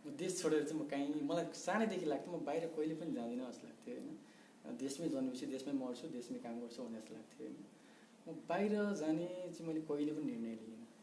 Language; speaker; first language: Nepali; native; Nepali